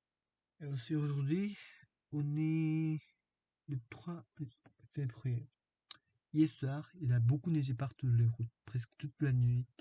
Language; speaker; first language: French; non-native, fluent; Korean